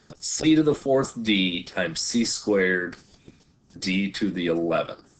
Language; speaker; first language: English; native; English